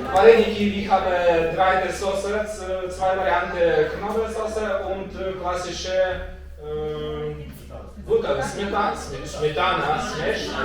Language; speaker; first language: German; non-native, learner; Ukrainian